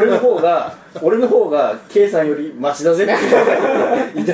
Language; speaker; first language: Japanese; native; Japanese